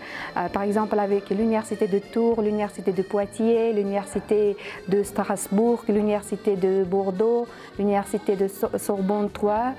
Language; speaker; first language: French; non-native, fluent; Uzbek